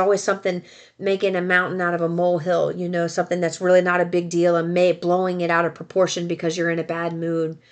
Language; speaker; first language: English; native; English